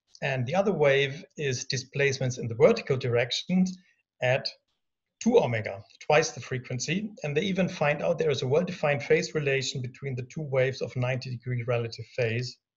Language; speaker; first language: English; non-native, fluent; German